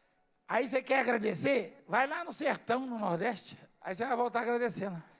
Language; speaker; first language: Portuguese; native; Portuguese